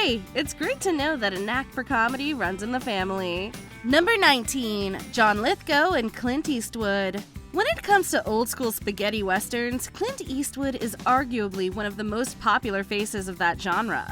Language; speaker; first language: English; native; English